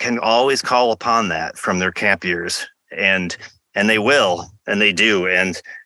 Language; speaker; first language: English; native; English